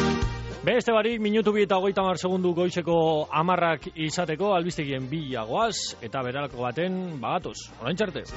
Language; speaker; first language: Basque; native; Basque